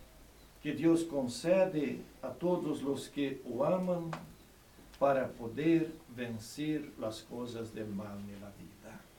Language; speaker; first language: Spanish; non-native, fluent; Portuguese